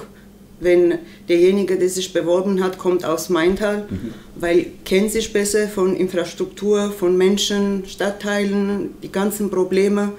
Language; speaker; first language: German; non-native, learner; Armenian